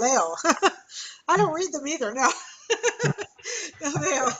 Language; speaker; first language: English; non-native, learner; Spanish